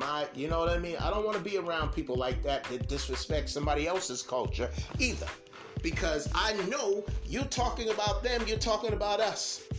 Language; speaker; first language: English; native; English